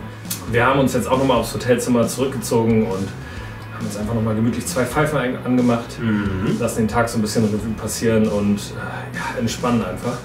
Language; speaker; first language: German; native; German